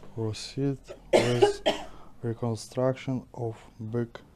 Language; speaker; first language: English; non-native, fluent; Ukrainian